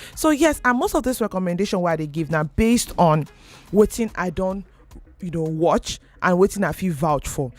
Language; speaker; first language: Nigerian Pidgin; native; Nigerian Pidgin